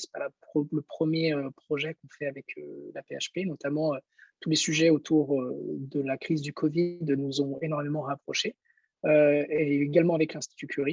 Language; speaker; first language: French; native; French